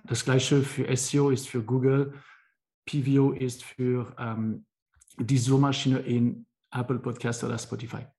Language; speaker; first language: German; non-native, learner; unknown